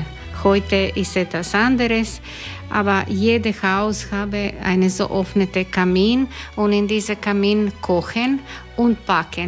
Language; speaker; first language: German; non-native, learner; Croatian